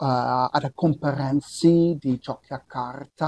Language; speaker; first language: Indonesian; non-native, learner; Dutch